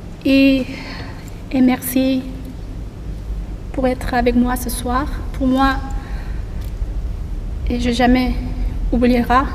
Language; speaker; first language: French; non-native, learner; Korean